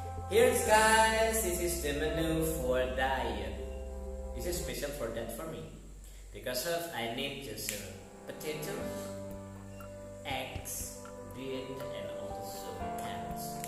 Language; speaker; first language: English; non-native, learner; Indonesian